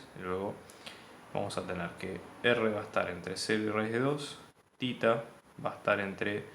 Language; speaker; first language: Spanish; native; Spanish